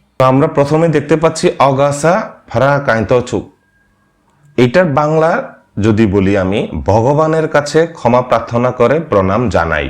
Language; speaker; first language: Bangla; non-native, local second language; Marma